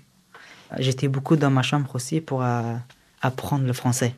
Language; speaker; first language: French; early bilingual, other home language; Persian